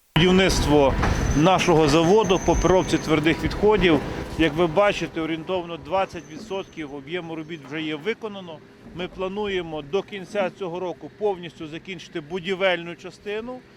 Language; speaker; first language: Ukrainian; native; Ukrainian